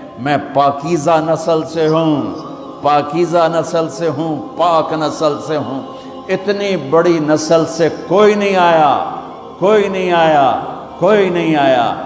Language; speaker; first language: Urdu; non-native, local second language; Punjabi